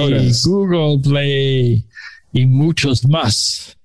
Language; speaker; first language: Spanish; non-native, learner; English